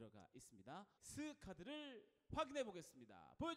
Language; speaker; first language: Korean; native; Korean